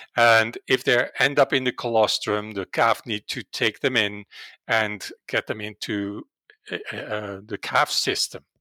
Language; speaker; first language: English; non-native, fluent; Dutch